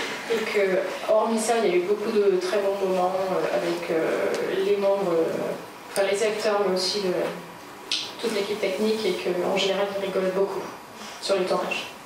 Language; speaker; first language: French; native; French